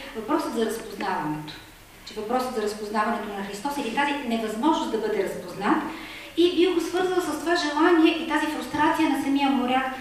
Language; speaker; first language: Bulgarian; native; Bulgarian